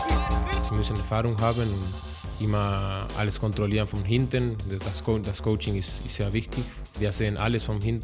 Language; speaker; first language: German; non-native, learner; Spanish